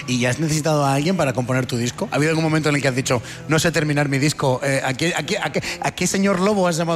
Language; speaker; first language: Spanish; native; Spanish